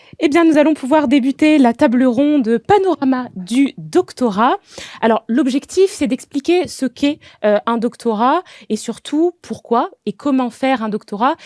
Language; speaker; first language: French; native; French